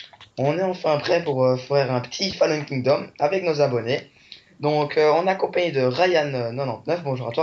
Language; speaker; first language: French; native; French